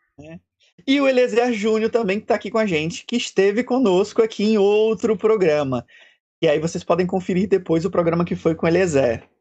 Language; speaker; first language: Portuguese; native; Portuguese